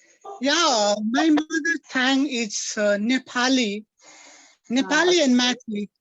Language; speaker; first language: English; non-native, learner; Nepali